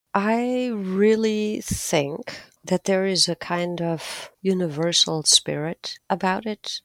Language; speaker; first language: English; non-native, fluent; German